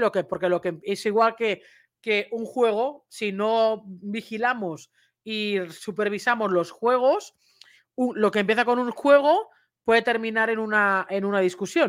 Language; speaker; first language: Spanish; native; Spanish